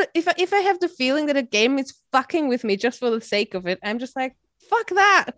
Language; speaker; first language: English; non-native, fluent; German